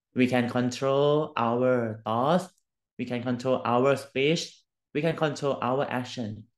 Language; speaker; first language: English; non-native, learner; Thai